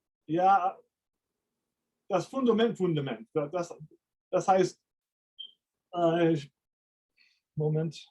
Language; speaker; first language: German; non-native, fluent; English